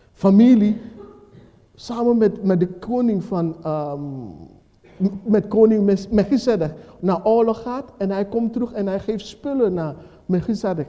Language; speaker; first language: Dutch; non-native, fluent; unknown